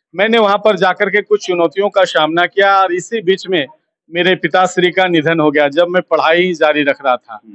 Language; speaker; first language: Hindi; native; Hindi